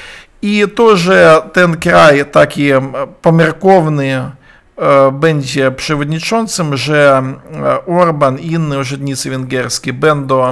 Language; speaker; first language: Polish; non-native, learner; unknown